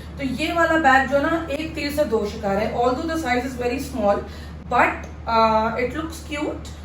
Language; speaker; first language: Urdu; native; Urdu